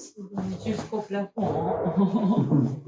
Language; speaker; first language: French; non-native, fluent; Japanese